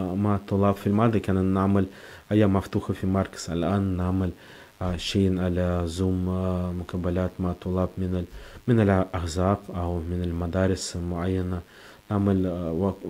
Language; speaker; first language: Arabic; non-native, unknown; Russian